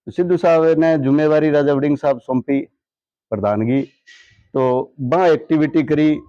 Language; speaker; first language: Hindi; native; Hindi